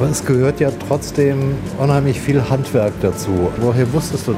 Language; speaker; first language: German; native; German